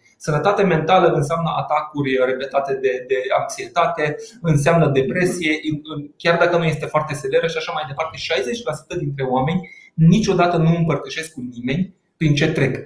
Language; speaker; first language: Romanian; non-native, local second language; Hungarian